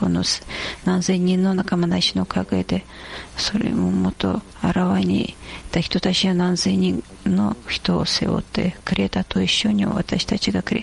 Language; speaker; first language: Japanese; non-native, fluent; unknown